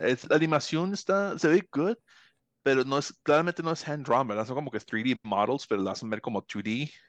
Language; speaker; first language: Spanish; early bilingual, heritage; Spanish